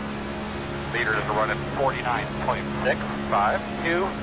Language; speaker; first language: English; native; English